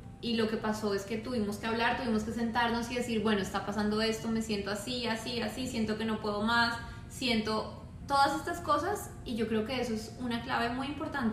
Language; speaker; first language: Spanish; native; Spanish